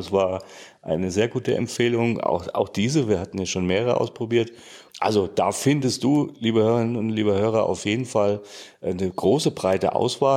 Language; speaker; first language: German; native; German